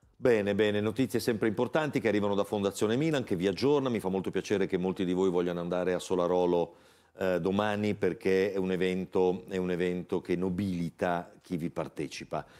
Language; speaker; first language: Italian; native; Italian